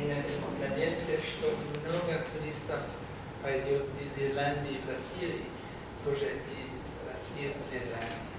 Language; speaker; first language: Russian; non-native, learner; English